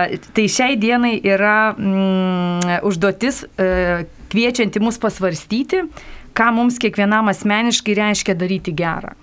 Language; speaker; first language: Lithuanian; native; Lithuanian